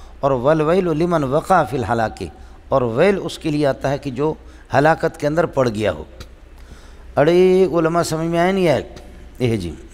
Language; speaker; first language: Urdu; non-native, local second language; Baluchi